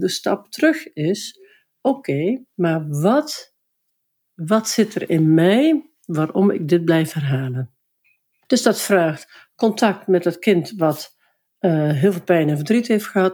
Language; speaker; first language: Dutch; native; Dutch